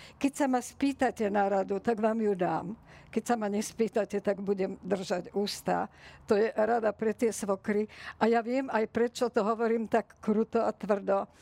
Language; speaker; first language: Slovak; native; Slovak